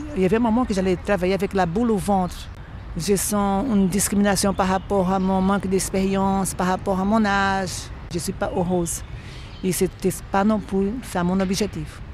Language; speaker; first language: French; non-native, fluent; Portuguese